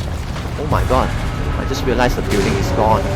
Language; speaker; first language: English; non-native, learner; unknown